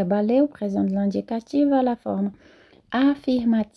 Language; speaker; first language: French; non-native, fluent; Portuguese